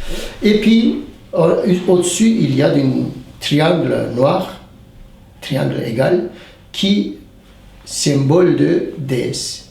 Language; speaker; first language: French; non-native, fluent; Turkish